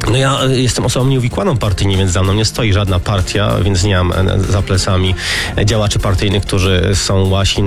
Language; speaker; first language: Polish; native; Polish